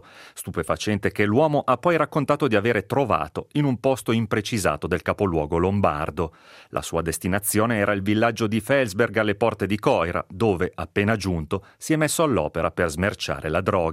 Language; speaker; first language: Italian; native; Italian